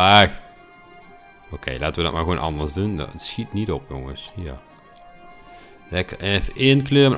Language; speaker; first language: Dutch; native; Dutch